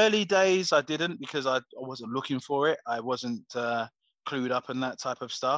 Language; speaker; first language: English; native; English